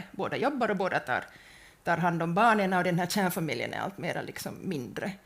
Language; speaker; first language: Swedish; native; Swedish